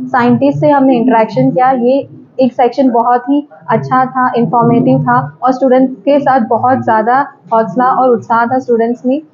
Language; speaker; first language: Hindi; non-native, local second language; Gujarati